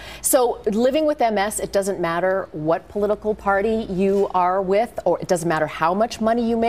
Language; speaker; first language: English; native; English